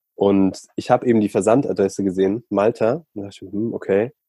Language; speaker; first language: German; native; German